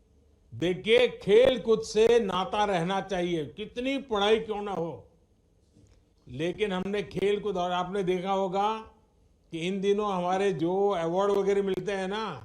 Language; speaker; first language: Hindi; non-native, local second language; Gujarati